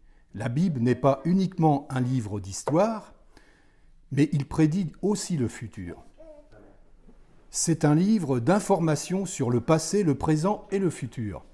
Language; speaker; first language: French; native; French